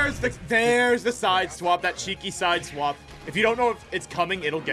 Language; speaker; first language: English; native; English